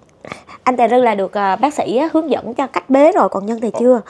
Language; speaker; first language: Vietnamese; native; Vietnamese